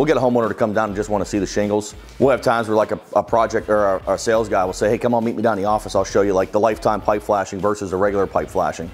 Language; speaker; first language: English; native; English